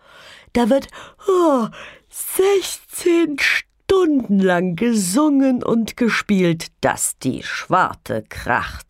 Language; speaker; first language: German; native; German